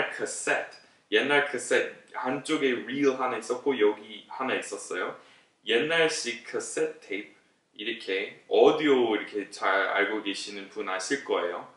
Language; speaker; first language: Korean; non-native, fluent; English